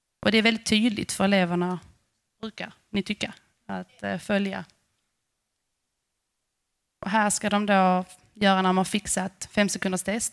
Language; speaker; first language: Swedish; native; Swedish